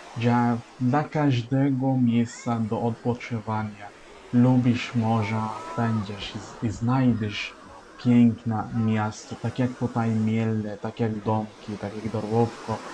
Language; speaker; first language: Polish; non-native, learner; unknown